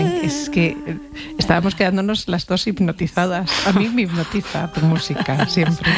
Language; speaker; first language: Spanish; native; Spanish